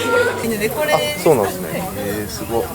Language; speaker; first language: Japanese; native; Japanese